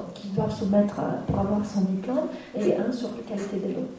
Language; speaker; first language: French; non-native, fluent; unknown